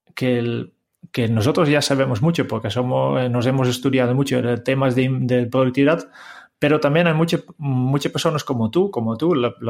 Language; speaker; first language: Spanish; non-native, fluent; Dutch